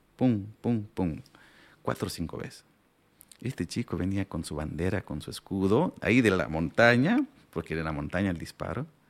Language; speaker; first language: Spanish; non-native, local second language; Aymara